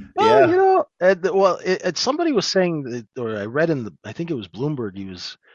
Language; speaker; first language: English; native; English